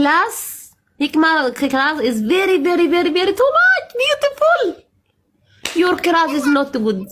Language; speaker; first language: English; non-native, learner; Amharic